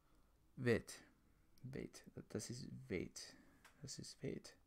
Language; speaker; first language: German; non-native, learner; English